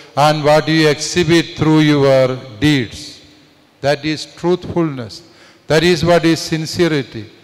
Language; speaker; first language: English; non-native, local second language; Malayalam